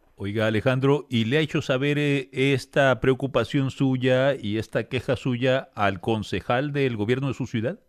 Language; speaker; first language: Spanish; native; Spanish